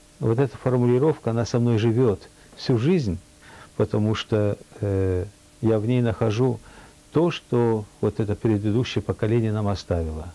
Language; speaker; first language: Russian; early bilingual, heritage; Russian